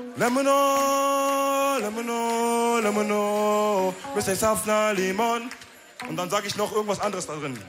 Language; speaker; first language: German; early bilingual, other home language; Wolof